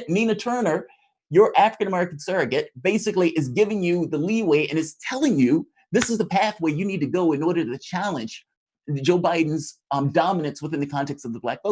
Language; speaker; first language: English; native; English